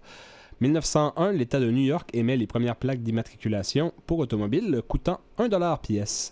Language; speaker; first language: French; native; French